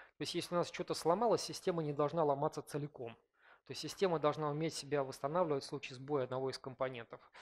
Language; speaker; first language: Russian; native; Russian